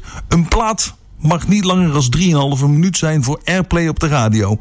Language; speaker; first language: Dutch; native; Dutch